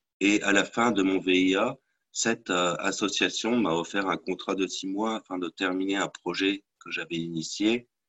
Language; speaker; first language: French; native; French